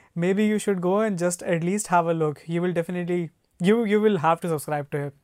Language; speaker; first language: English; non-native, local second language; Hindi